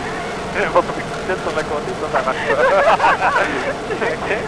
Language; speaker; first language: French; native; French